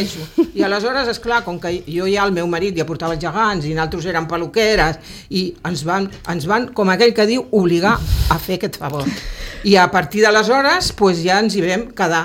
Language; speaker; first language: Catalan; native; Catalan